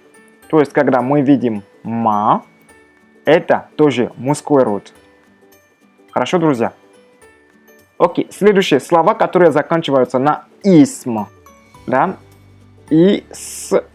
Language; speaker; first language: Russian; non-native, fluent; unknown